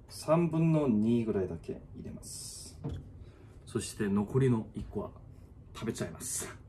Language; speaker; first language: Japanese; non-native, fluent; Korean